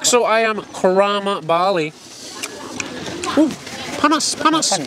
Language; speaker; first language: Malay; non-native, learner; English